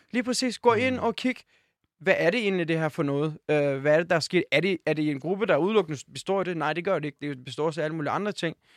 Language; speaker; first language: Danish; early bilingual, other home language; Turkish